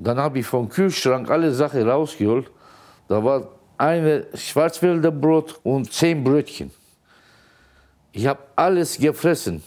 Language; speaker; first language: German; non-native, local second language; Turkish